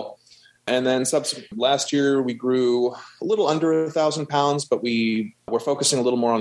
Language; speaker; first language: English; native; English